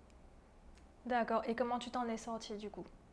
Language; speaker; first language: French; native; French